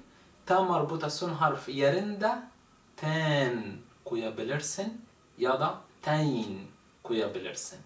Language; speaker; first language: Turkish; non-native, fluent; Arabic